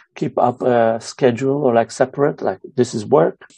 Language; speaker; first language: English; non-native, fluent; Romanian